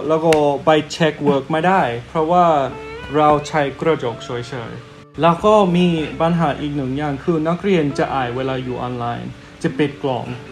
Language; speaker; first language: Thai; non-native, fluent; English